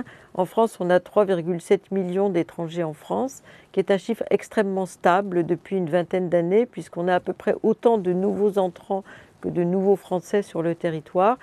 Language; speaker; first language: French; native; French